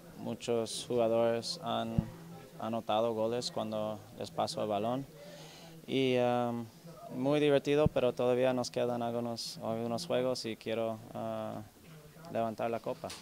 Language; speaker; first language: Spanish; non-native, learner; English